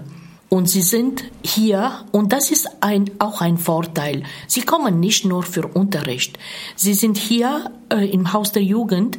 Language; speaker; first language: German; non-native, fluent; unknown